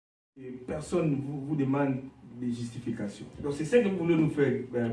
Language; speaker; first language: French; non-native, local second language; Lingala